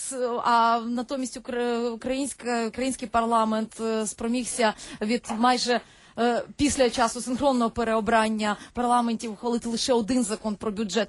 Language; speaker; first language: Ukrainian; native; Ukrainian